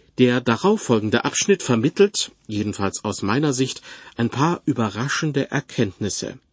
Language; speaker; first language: German; native; German